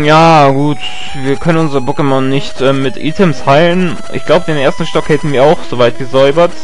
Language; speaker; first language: German; native; German